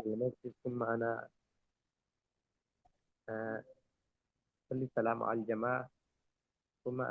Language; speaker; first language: Arabic; non-native, learner; Urdu